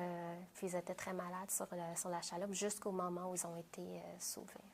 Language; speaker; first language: French; early bilingual, other home language; Vietnamese